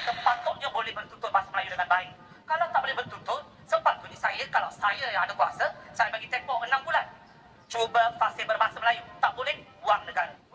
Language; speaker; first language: Malay; native; Malay